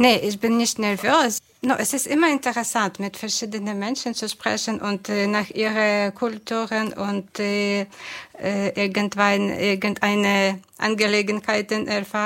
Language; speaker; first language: German; non-native, fluent; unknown